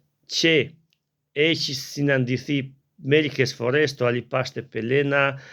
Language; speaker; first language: Greek; non-native, learner; Albanian